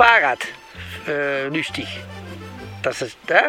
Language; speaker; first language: German; non-native, learner; Dutch